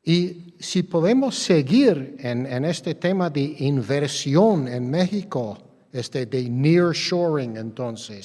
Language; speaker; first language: Spanish; non-native, fluent; English